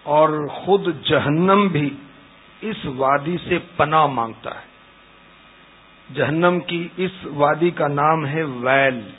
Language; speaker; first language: Urdu; native; Urdu